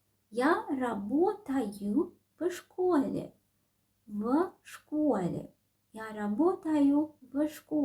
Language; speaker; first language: Russian; non-native, fluent; Sinhala